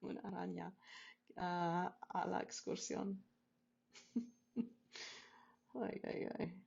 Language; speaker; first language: Spanish; non-native, fluent; English